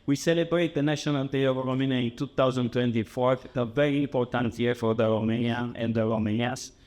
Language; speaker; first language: English; non-native, fluent; Romanian